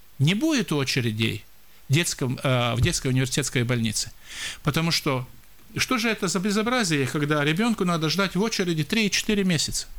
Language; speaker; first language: Russian; non-native, local second language; Latvian